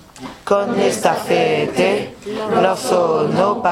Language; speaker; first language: Italian; non-native, fluent; French